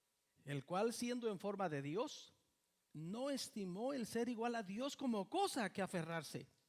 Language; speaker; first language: Spanish; native; Spanish